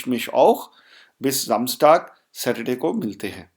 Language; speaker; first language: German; non-native, fluent; Urdu